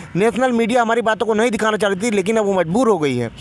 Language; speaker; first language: Hindi; native; Hindi